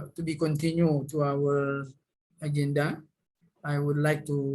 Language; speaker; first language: English; non-native, learner; Indonesian